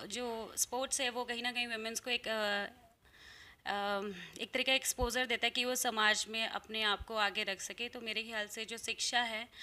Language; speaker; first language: Hindi; native; Hindi